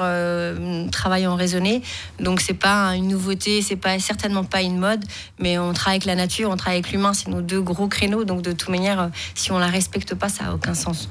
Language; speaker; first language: French; native; French